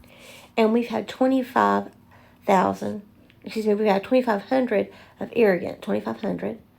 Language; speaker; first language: English; native; English